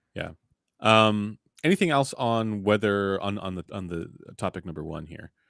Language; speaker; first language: English; native; English